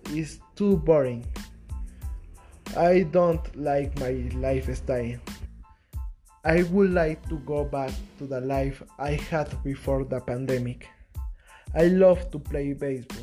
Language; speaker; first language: English; non-native, learner; Spanish